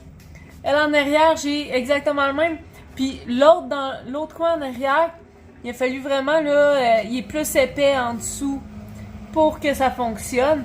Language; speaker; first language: French; native; French